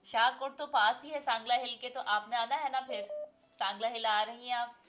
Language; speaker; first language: Urdu; non-native, local second language; Punjabi